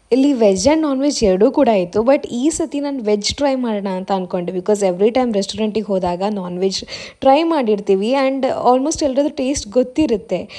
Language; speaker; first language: Kannada; non-native, local second language; Tulu